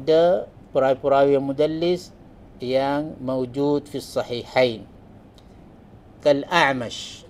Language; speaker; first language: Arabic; non-native, fluent; Malay